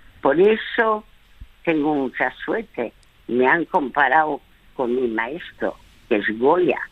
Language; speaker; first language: Spanish; early bilingual, other home language; French